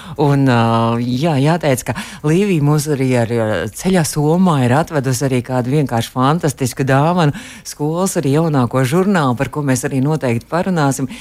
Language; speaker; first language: Latvian; native; Latvian